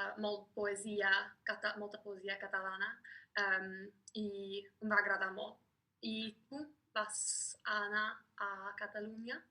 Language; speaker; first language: Catalan; non-native, fluent; English